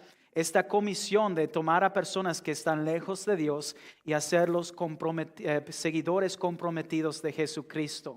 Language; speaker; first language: Spanish; non-native, fluent; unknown